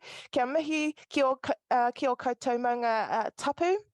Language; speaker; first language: Māori; non-native, local second language; English